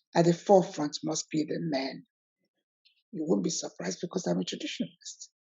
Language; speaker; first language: English; non-native, local second language; Yoruba